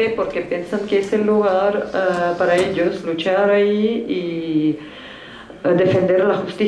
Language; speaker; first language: Spanish; native; Spanish